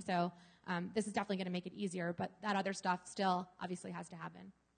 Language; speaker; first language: English; native; English